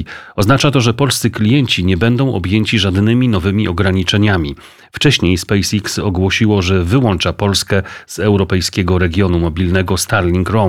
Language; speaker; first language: Polish; native; Polish